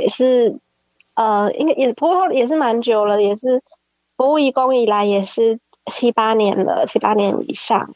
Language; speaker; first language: Chinese; native; Chinese